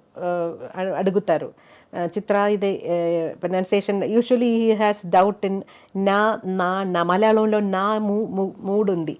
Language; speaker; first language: Telugu; non-native, local second language; Malayalam